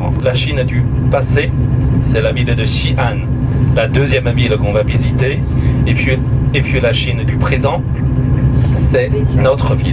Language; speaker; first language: French; non-native, fluent; Chinese